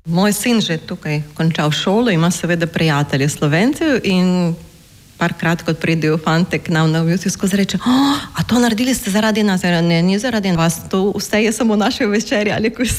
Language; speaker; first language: Slovenian; non-native, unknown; Ukrainian